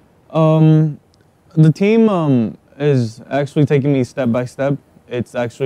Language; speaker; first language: English; non-native, fluent; Spanish